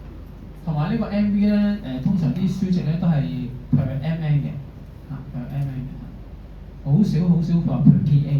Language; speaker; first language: Cantonese; native; Cantonese